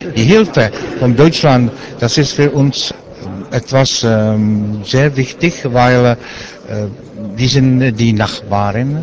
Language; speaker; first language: German; non-native, learner; Czech